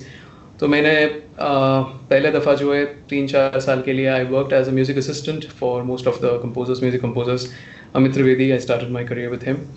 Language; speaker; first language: English; non-native, local second language; Bangla